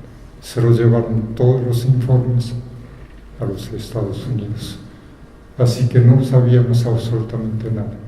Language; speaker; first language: Spanish; non-native, fluent; Japanese